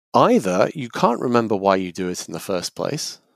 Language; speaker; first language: English; native; English